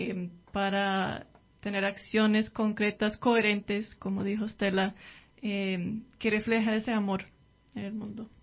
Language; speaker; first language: Spanish; non-native, fluent; English